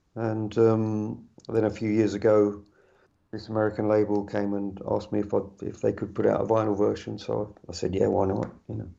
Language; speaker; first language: English; native; English